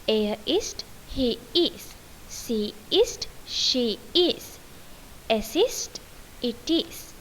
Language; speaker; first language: German; non-native, learner; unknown